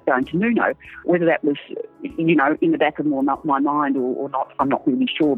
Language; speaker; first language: English; native; English